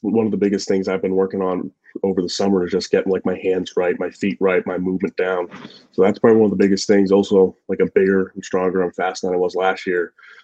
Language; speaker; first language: English; native; English